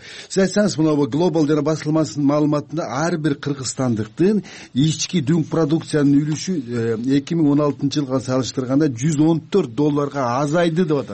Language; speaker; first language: Kyrgyz; native; Kyrgyz